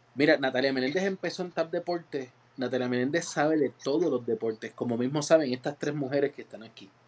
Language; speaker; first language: Spanish; native; Spanish